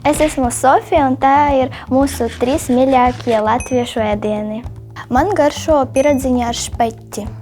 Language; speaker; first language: Latvian; non-native, learner; Ukrainian